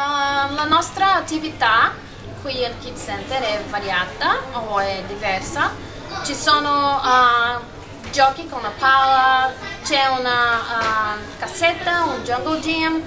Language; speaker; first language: Italian; non-native, learner; Spanish